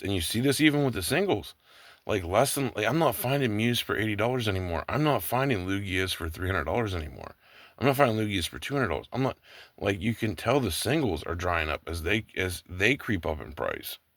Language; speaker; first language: English; native; English